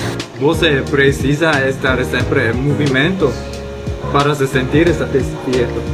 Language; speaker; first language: Portuguese; non-native, learner; Korean